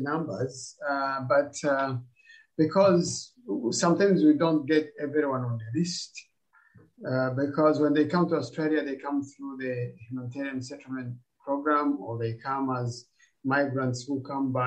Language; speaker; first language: English; non-native, local second language; Kinyarwanda